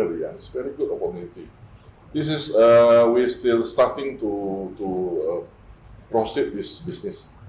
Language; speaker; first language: English; non-native, fluent; Indonesian